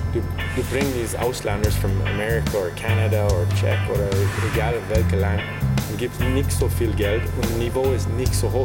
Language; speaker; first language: German; non-native, fluent; English